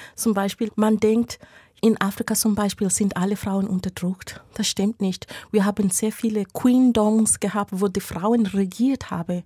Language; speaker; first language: German; non-native, fluent; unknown